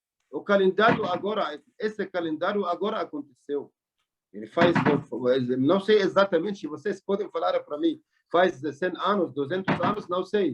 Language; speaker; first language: Portuguese; non-native, learner; Arabic